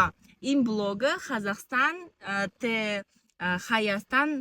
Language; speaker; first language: Armenian; non-native, learner; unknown